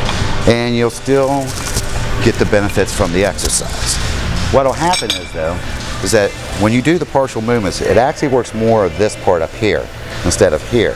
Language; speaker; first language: English; native; English